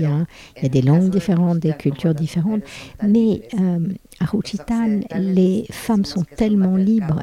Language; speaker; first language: French; non-native, fluent; Spanish